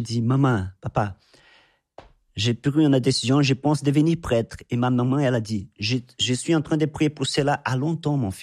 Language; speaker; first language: French; non-native, fluent; Portuguese